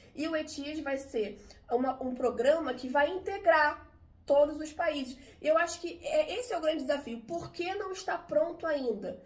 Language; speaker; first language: Portuguese; native; Portuguese